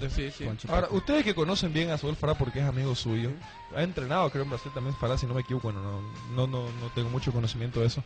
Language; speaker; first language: Spanish; native; Spanish